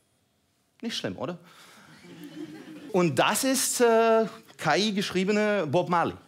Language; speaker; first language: German; non-native, fluent; Russian